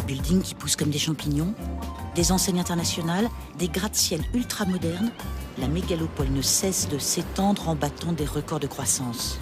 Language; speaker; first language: French; native; French